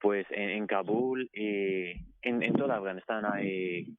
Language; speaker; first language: Spanish; non-native, fluent; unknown